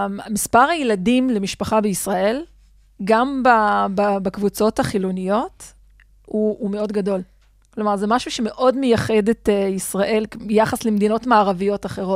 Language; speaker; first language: Hebrew; non-native, local second language; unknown